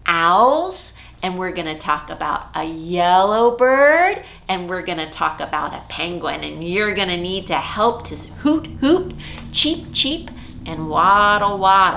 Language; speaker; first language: English; native; English